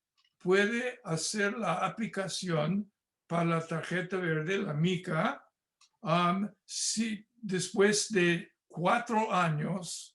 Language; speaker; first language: Spanish; non-native, fluent; English